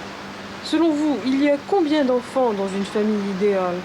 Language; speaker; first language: French; native; French